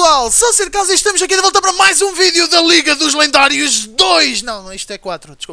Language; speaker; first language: Portuguese; native; Portuguese